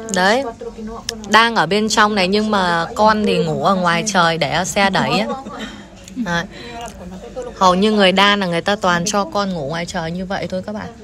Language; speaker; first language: Vietnamese; native; Vietnamese